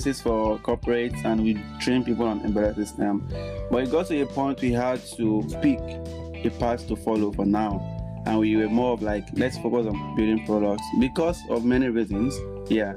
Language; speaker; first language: English; non-native, local second language; Yoruba